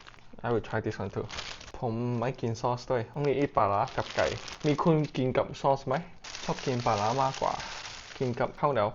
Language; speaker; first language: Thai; non-native, learner; Cantonese